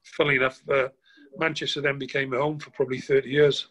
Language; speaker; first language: English; native; English